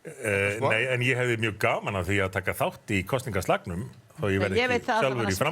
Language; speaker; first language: Icelandic; native; Icelandic